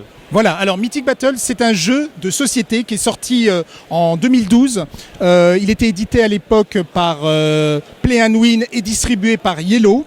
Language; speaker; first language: French; native; French